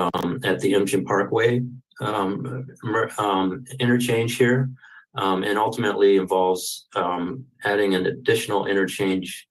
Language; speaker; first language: English; native; English